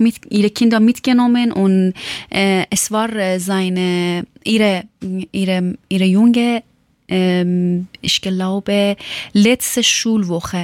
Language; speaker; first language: German; non-native, learner; Persian